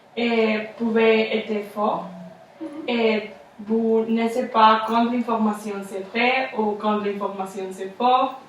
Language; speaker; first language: French; non-native, learner; Spanish